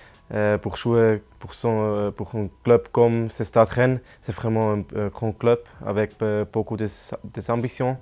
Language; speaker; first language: French; non-native, local second language; German